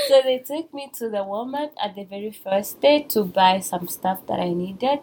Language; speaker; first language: English; non-native, local second language; Kinyarwanda